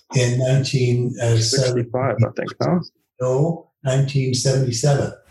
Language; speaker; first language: English; early bilingual, other home language; Dutch